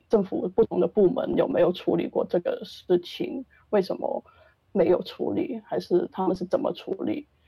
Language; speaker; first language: Chinese; non-native, local second language; Cantonese